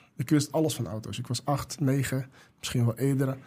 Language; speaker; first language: Dutch; early bilingual, other home language; Arabic